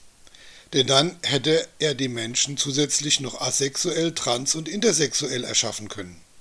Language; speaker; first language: German; native; German